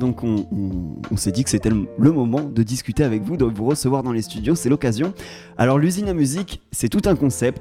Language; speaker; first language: French; native; French